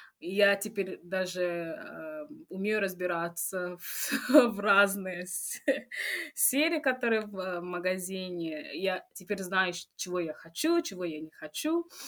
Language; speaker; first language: Russian; non-native, fluent; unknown